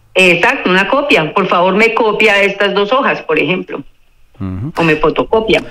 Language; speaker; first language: Spanish; native; Spanish